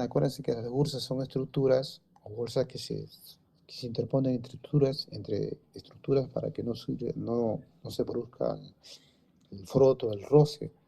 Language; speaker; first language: Spanish; native; Spanish